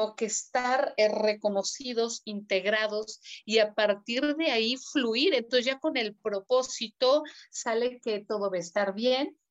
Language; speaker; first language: Spanish; native; Spanish